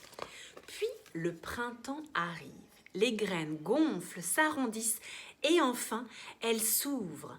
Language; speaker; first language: French; native; French